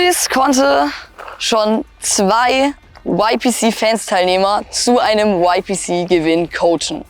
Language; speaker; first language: German; native; German